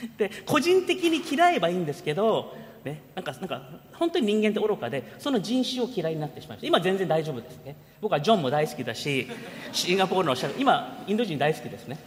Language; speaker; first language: Japanese; early bilingual, heritage; Japanese